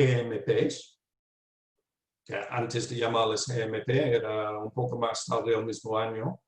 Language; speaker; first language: Spanish; non-native, fluent; English